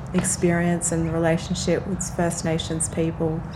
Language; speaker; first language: English; native; English